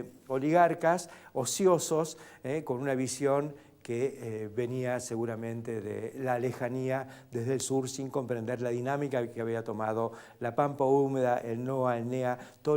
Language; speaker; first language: Spanish; native; Spanish